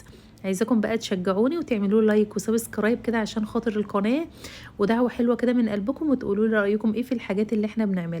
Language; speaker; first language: Arabic; native; Arabic